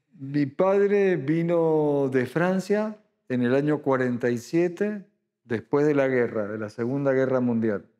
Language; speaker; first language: Spanish; native; Spanish